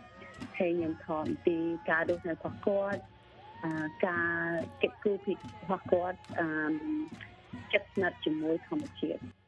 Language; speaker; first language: Khmer; early bilingual, heritage; Khmer